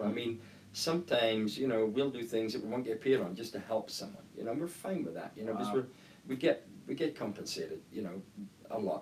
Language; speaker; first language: English; native; English